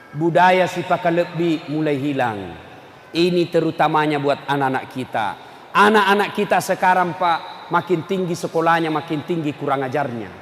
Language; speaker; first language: Indonesian; native; Indonesian